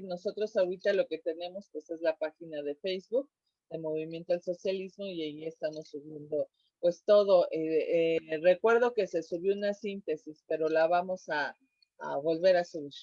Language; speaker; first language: Spanish; native; Spanish